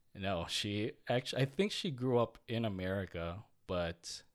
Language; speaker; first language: English; early bilingual, other home language; Filipino